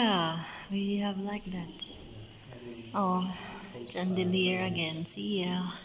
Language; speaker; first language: English; non-native, fluent; Filipino